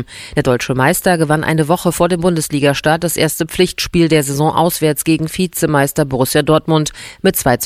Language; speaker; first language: German; native; German